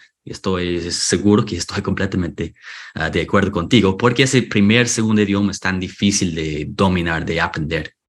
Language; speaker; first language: Spanish; non-native, fluent; English